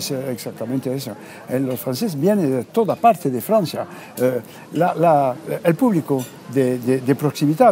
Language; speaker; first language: Spanish; non-native, fluent; French